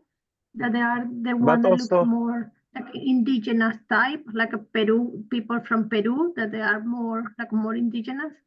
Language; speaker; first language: English; non-native, fluent; Spanish